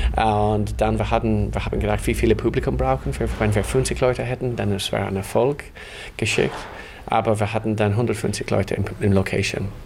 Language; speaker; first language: German; non-native, fluent; English